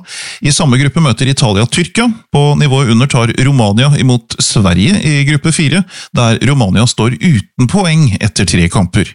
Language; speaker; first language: Norwegian; native; Norwegian